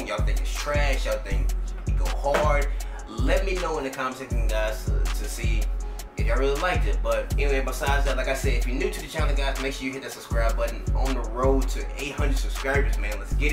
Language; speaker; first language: English; native; English